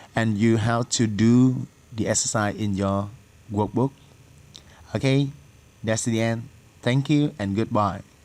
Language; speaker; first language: English; non-native, fluent; Vietnamese